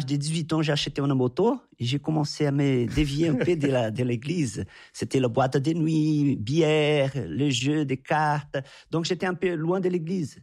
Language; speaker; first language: French; non-native, fluent; Portuguese